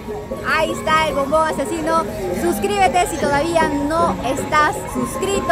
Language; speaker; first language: Spanish; native; Spanish